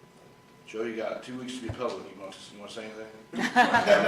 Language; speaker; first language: English; native; English